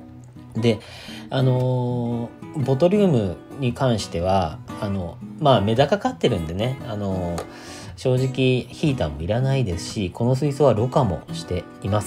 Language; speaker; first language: Japanese; native; Japanese